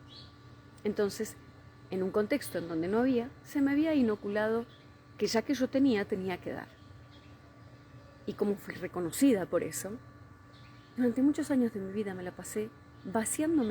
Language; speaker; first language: Spanish; native; Spanish